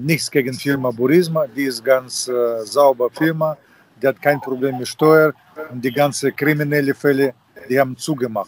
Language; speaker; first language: German; non-native, fluent; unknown